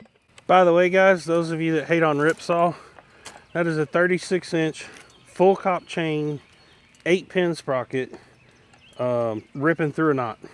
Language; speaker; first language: English; native; English